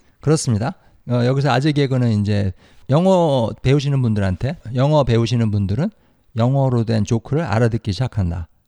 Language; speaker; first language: Korean; native; Korean